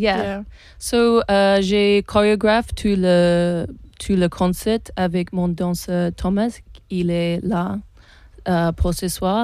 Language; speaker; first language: French; non-native, learner; English